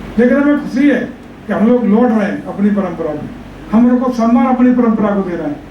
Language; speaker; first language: Hindi; native; Hindi